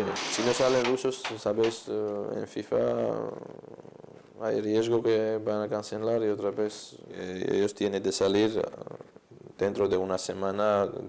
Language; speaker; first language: Spanish; non-native, fluent; Georgian